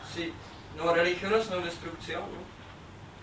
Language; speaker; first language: Spanish; non-native, learner; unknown